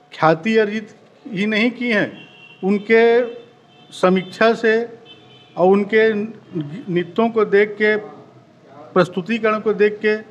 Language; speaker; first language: Hindi; native; Hindi